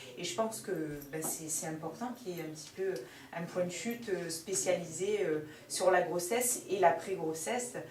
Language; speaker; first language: French; native; French